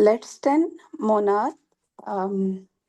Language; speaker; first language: German; non-native, learner; Urdu